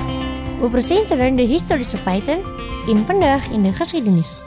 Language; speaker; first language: Dutch; non-native, fluent; Indonesian